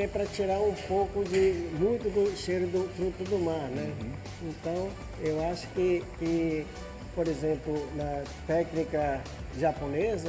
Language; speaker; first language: Portuguese; non-native, fluent; Japanese